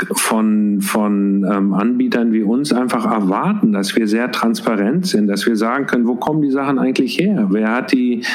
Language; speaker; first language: German; native; German